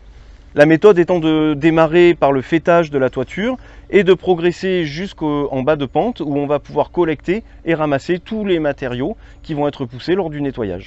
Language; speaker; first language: French; native; French